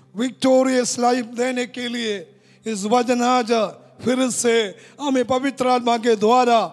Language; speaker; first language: Hindi; non-native, local second language; Malayalam